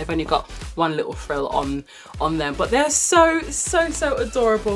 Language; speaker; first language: English; native; English